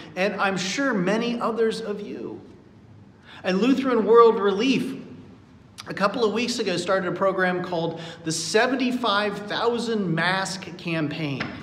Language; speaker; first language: English; native; English